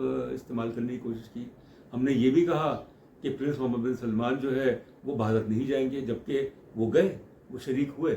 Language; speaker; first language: Urdu; native; Urdu